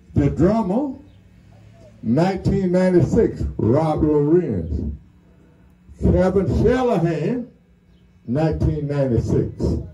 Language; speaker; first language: English; native; English